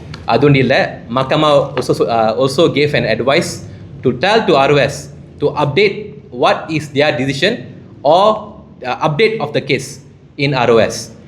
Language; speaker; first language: English; non-native, local second language; Tamil